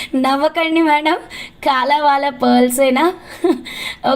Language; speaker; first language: Hindi; non-native, local second language; Telugu